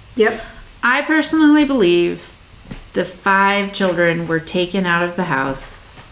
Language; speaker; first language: English; native; English